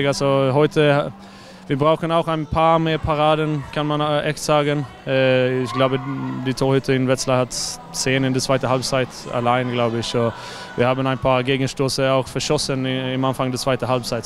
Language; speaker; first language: German; non-native, fluent; Swedish